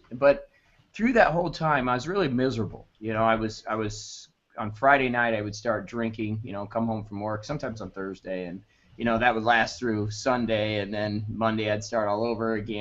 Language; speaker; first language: English; native; English